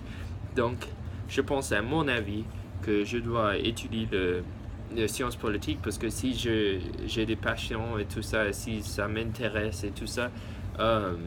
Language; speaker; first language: French; early bilingual, heritage; English